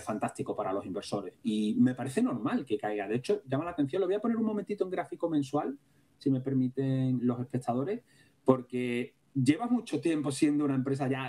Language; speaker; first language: Spanish; native; Spanish